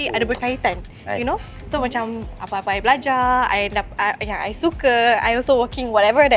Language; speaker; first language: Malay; native; Malay